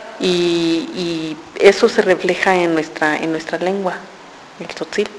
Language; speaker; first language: Spanish; non-native, local second language; Tzotzil